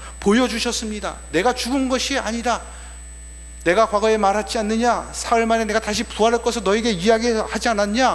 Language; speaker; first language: Korean; native; Korean